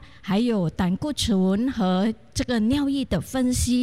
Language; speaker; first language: Chinese; native; Chinese